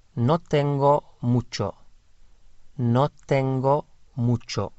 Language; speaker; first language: Spanish; non-native, fluent; English